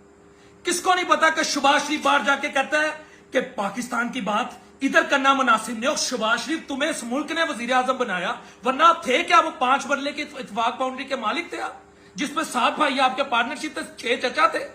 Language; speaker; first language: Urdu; non-native, local second language; Punjabi